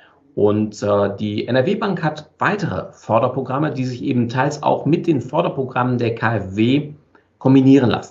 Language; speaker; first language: German; native; German